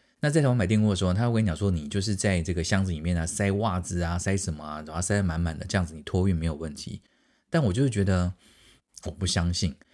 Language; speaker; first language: Chinese; native; Chinese